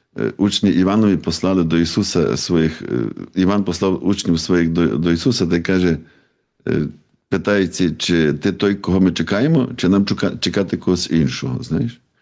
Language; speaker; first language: Ukrainian; native; Ukrainian